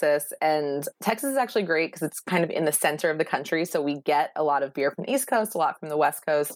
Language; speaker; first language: English; native; English